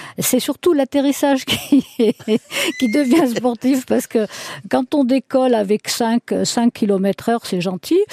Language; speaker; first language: French; early bilingual, other home language; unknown